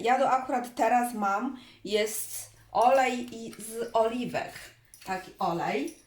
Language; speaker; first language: Polish; non-native, learner; Chinese